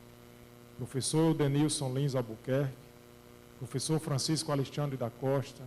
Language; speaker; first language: Portuguese; native; Portuguese